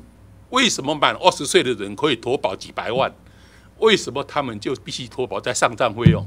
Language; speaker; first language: Chinese; native; Chinese